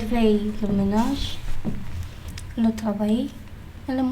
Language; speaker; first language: French; early bilingual, other home language; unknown